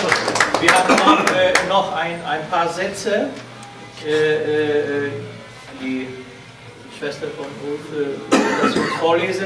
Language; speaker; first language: German; non-native, fluent; Polish